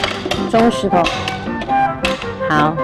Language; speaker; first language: Chinese; native; Chinese